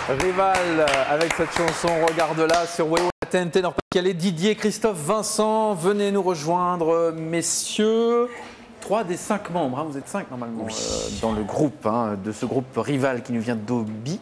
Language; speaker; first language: French; native; French